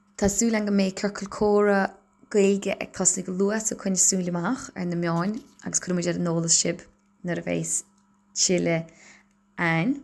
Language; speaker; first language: Irish; native; Irish